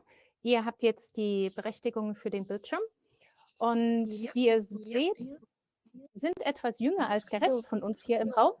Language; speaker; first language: German; native; German